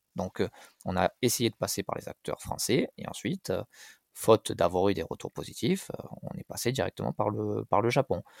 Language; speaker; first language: French; native; French